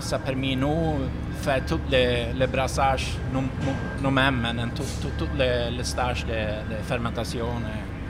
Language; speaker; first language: French; non-native, learner; Swedish